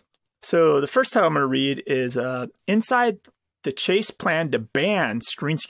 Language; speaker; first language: English; native; English